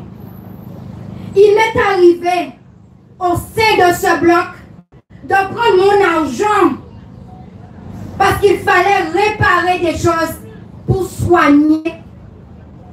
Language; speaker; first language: French; native; French